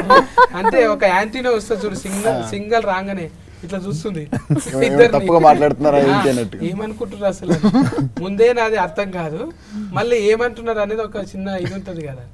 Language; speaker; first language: Telugu; native; Telugu